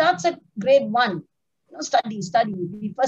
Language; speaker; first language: English; non-native, local second language; Tamil